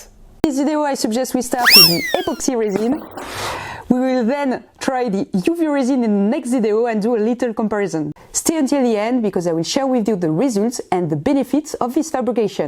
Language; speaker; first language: English; non-native, fluent; French